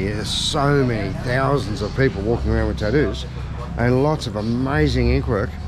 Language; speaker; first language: English; native; English